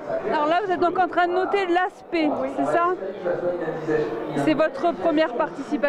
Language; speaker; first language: French; native; French